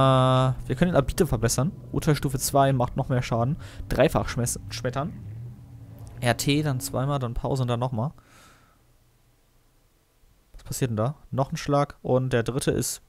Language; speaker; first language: German; native; German